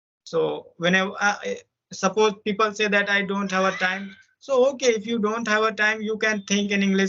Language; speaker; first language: English; non-native, local second language; Hindi